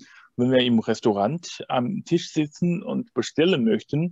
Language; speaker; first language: German; non-native, fluent; Chinese